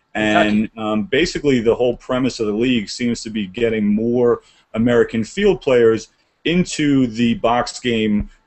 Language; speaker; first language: English; native; English